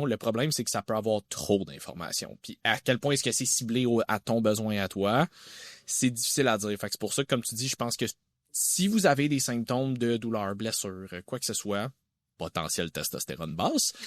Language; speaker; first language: French; native; French